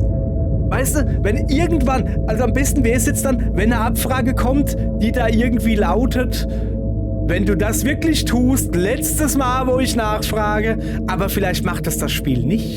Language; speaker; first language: German; native; German